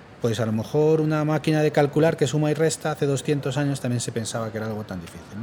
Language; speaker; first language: Spanish; native; Spanish